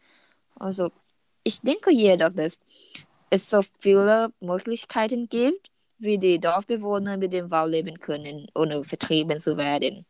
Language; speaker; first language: German; non-native, learner; Thai